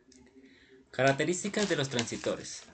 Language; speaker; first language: Spanish; native; Spanish